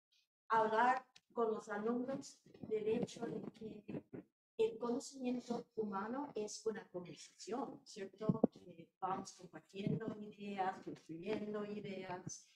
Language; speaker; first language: Spanish; non-native, fluent; English